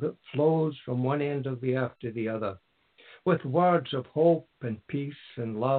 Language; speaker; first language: English; native; English